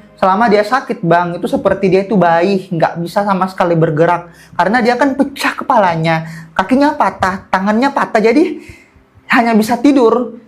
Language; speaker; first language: Indonesian; native; Indonesian